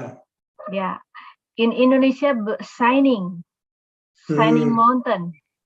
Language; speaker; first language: English; non-native, local second language; Indonesian